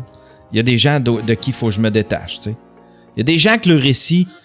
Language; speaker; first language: French; native; French